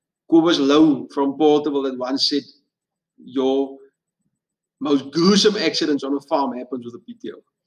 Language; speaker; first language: English; non-native, local second language; Afrikaans